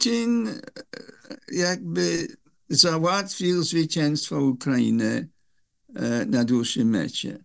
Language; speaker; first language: Polish; non-native, fluent; English